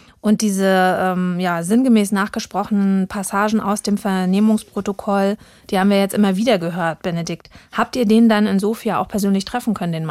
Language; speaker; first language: German; native; German